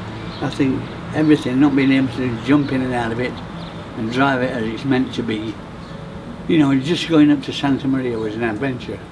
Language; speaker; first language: English; native; English